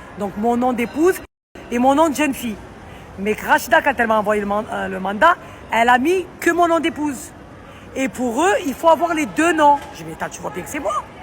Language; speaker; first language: French; native; French